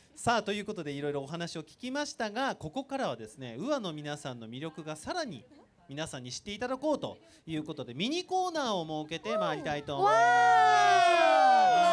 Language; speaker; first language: Japanese; native; Japanese